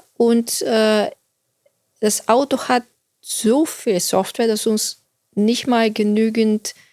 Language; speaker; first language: German; non-native, fluent; Bulgarian